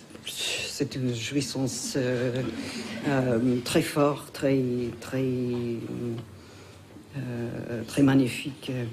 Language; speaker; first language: French; non-native, learner; English